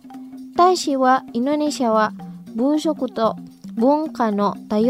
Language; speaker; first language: Japanese; non-native, fluent; Indonesian